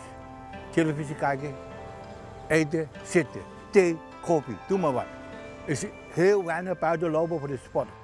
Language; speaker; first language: Dutch; non-native, learner; Cantonese